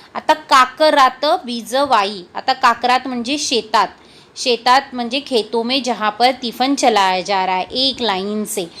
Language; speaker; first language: Hindi; non-native, local second language; Marathi